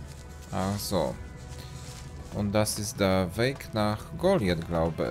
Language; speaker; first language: German; non-native, learner; Polish